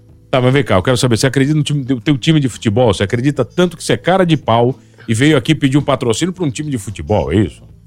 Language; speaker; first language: Portuguese; native; Portuguese